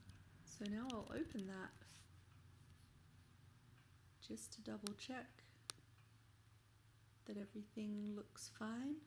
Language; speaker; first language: English; native; English